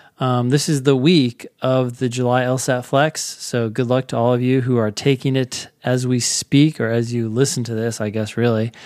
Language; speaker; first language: English; native; English